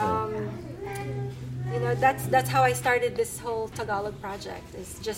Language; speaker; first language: English; non-native, local second language; Filipino